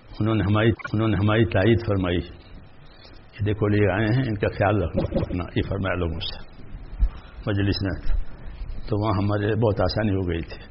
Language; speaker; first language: Urdu; non-native, local second language; Gujarati